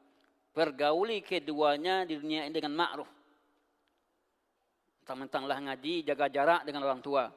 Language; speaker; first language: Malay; non-native, local second language; Minangkabau